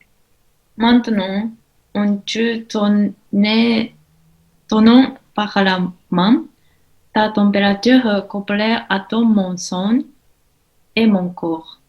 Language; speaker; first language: French; non-native, learner; Japanese